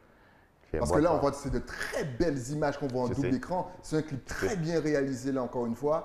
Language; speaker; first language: French; native; French